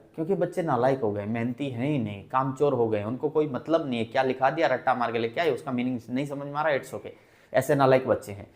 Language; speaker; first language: Hindi; native; Hindi